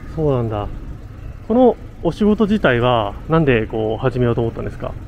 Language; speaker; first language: Japanese; native; Japanese